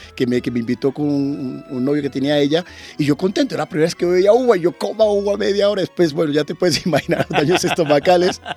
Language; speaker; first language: Spanish; native; Spanish